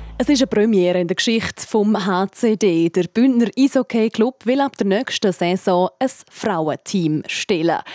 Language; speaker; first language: German; native; German